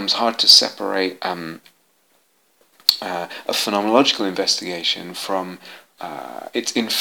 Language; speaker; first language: English; native; English